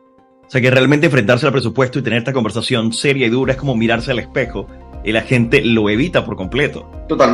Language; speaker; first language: Spanish; native; Spanish